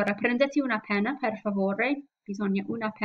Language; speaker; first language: Italian; non-native, fluent; English